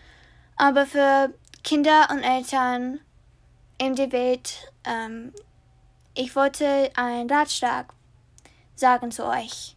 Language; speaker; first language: German; non-native, learner; English